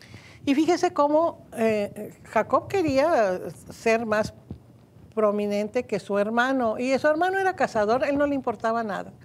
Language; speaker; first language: Spanish; native; Spanish